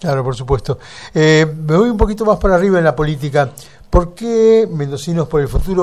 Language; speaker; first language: Spanish; native; Spanish